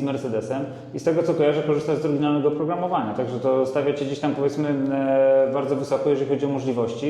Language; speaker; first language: Polish; native; Polish